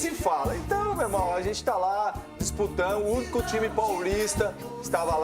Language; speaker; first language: Portuguese; native; Portuguese